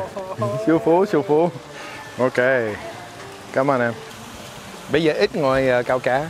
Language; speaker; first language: Vietnamese; non-native, learner; English